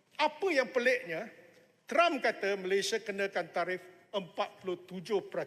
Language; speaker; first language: Malay; non-native, local second language; Chinese